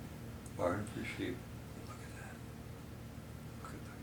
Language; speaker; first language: English; native; English